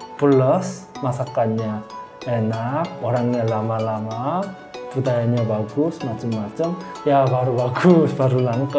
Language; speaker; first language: Indonesian; non-native, fluent; Korean